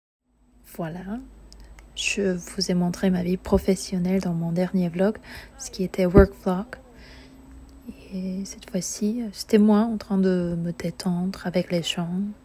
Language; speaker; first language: French; non-native, fluent; Korean